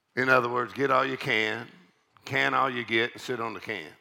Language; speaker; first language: English; native; English